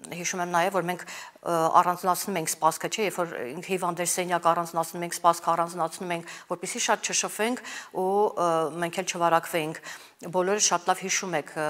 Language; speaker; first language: Armenian; native; Armenian